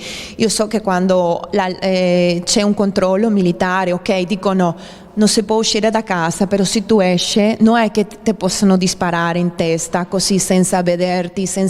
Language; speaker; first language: Italian; non-native, fluent; Spanish